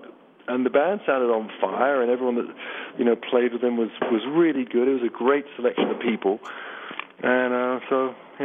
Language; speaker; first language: English; native; English